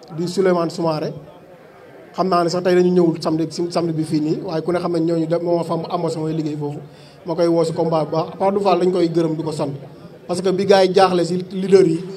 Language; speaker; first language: Wolof; non-native, local second language; Serer